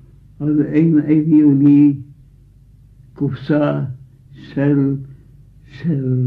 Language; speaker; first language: Hebrew; non-native, fluent; Yiddish